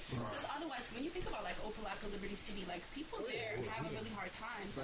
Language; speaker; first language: English; early bilingual, other home language; Bosnian